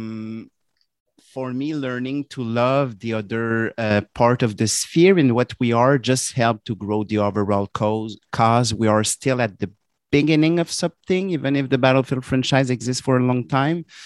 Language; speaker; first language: English; non-native, fluent; French